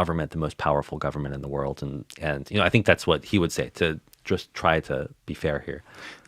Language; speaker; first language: English; native; English